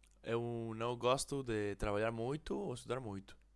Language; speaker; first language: Portuguese; non-native, learner; Spanish